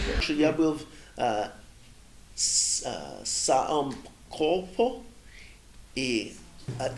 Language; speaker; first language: Russian; non-native, learner; English